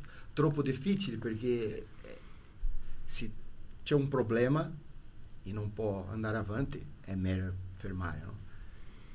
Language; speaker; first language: Italian; non-native, learner; Portuguese